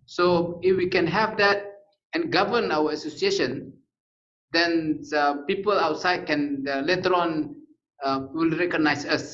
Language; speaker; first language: English; non-native, local second language; Malay